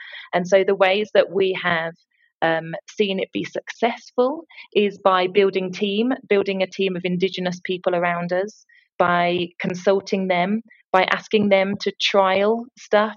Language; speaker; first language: English; native; English